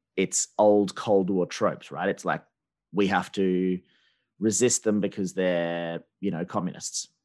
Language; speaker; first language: English; native; English